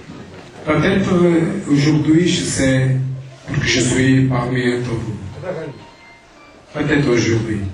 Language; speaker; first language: French; non-native, fluent; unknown